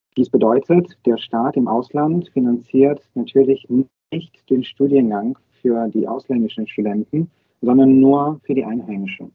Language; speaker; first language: German; non-native, fluent; Bulgarian